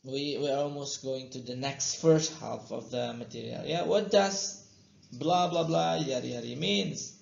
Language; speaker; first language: English; non-native, fluent; Indonesian